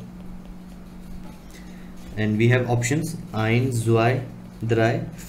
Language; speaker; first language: German; non-native, learner; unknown